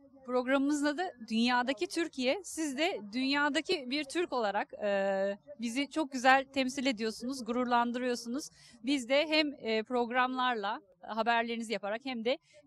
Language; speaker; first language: Turkish; native; Turkish